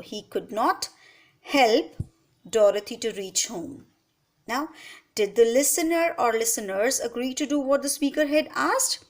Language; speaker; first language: English; non-native, local second language; Hindi